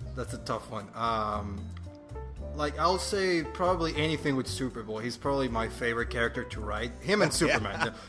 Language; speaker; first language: English; non-native, fluent; Spanish